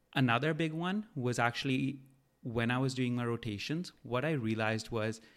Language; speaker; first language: English; non-native, local second language; Punjabi